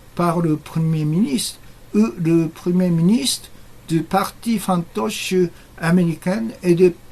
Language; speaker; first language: French; non-native, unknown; Japanese